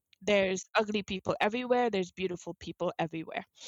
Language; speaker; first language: English; non-native, fluent; Wolof